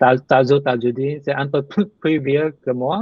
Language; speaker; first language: French; non-native, learner; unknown